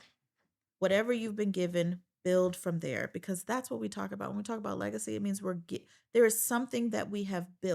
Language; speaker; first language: English; native; English